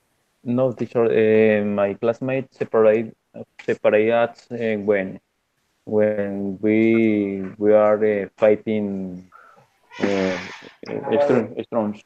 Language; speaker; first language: English; non-native, learner; Spanish